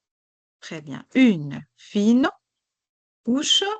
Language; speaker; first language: French; non-native, local second language; Arabic